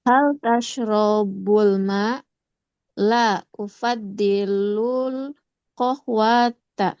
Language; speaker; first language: Arabic; non-native, learner; Indonesian